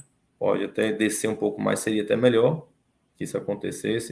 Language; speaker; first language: Portuguese; native; Portuguese